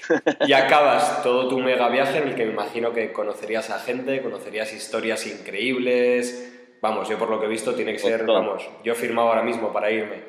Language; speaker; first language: Spanish; native; Spanish